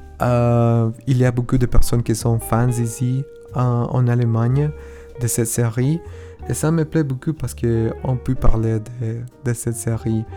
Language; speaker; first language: French; non-native, learner; Spanish